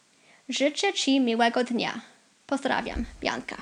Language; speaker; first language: Polish; early bilingual, heritage; Polish